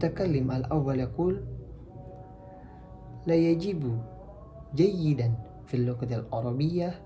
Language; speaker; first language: Arabic; non-native, learner; Indonesian